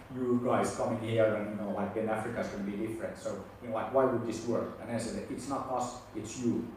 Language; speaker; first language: English; non-native, fluent; Finnish